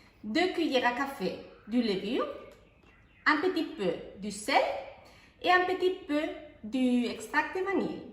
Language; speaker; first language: French; non-native, fluent; Spanish